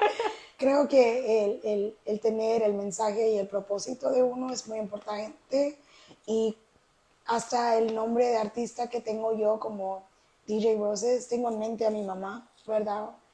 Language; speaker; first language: Spanish; early bilingual, heritage; Spanish